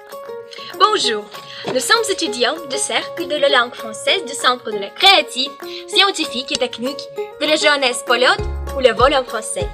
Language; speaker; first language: French; non-native, learner; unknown